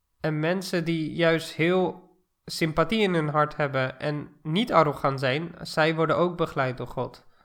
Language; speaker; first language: Dutch; non-native, fluent; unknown